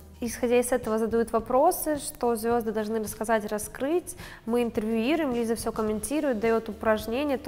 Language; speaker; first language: Russian; non-native, local second language; Ukrainian